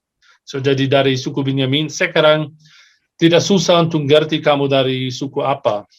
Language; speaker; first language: Indonesian; non-native, fluent; Arabic